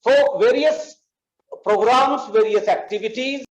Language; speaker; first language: English; non-native, local second language; Marathi